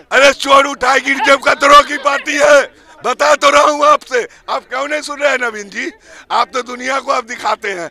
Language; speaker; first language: Hindi; native; Hindi